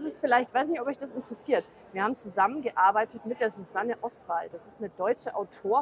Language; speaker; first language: German; native; German